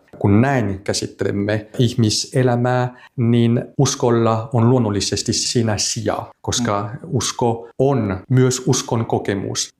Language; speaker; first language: Finnish; non-native, fluent; French